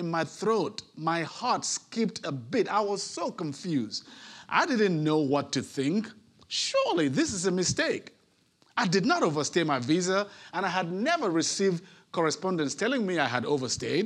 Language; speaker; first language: English; non-native, local second language; Ibibio